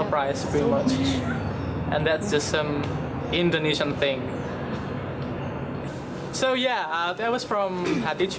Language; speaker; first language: English; non-native, learner; Indonesian